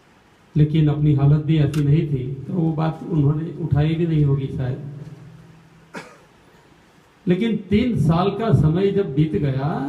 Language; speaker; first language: Hindi; non-native, local second language; Gujarati